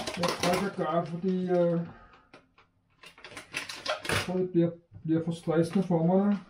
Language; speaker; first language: Danish; native; Danish